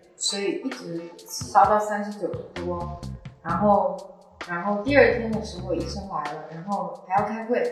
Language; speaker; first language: Chinese; non-native, local second language; Min Nan Chinese